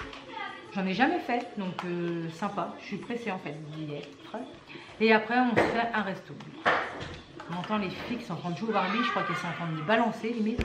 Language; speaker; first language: French; native; French